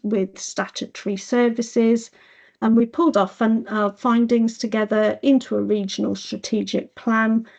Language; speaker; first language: English; native; English